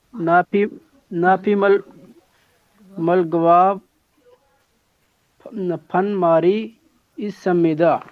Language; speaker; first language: Korean; non-native, learner; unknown